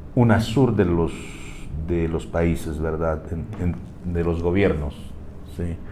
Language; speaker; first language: Spanish; native; Spanish